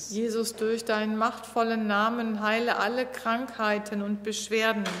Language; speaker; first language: German; native; German